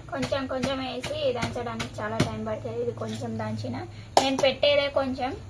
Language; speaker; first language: Telugu; native; Telugu